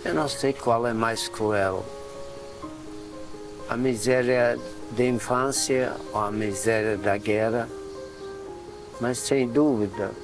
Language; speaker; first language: Portuguese; non-native, fluent; Polish